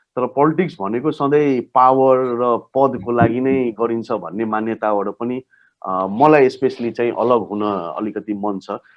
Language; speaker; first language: Nepali; non-native, local second language; Maithili